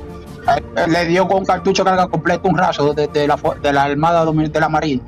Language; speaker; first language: Spanish; native; Spanish